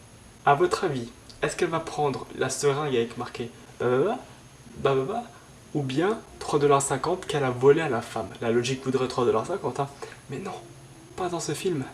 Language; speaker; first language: French; native; French